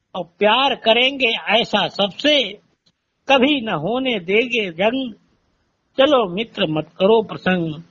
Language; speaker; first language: Hindi; native; Hindi